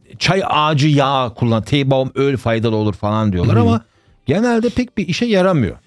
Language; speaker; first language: Turkish; early bilingual, heritage; Turkish